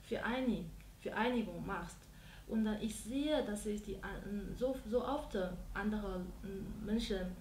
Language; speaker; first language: German; non-native, fluent; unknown